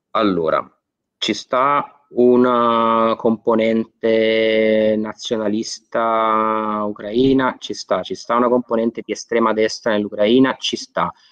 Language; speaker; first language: Italian; native; Italian